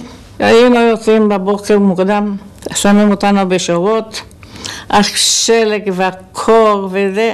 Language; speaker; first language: Hebrew; non-native, local second language; Arabic